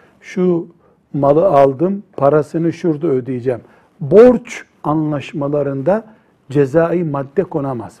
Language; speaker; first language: Turkish; native; Turkish